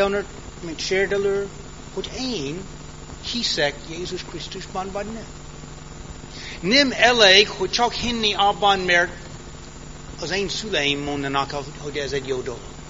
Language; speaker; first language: Hungarian; early bilingual, heritage; English